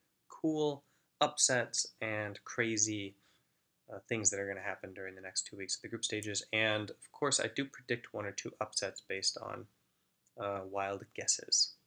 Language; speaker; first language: English; native; English